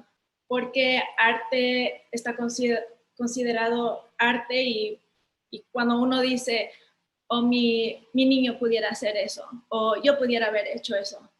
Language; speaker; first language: Spanish; early bilingual, heritage; Spanish